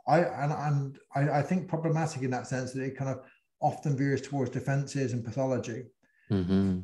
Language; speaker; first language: English; native; English